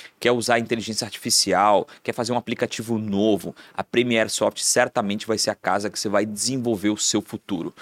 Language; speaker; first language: Portuguese; non-native, fluent; Spanish